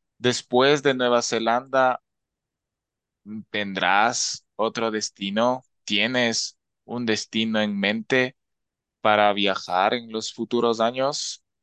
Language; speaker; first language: Spanish; native; Spanish